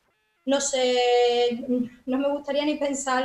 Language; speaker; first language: Spanish; native; Spanish